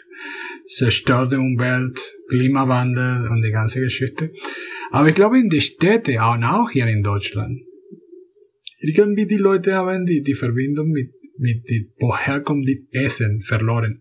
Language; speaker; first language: German; non-native, fluent; Spanish